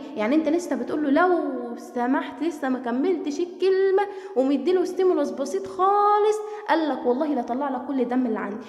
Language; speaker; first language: Arabic; native; Arabic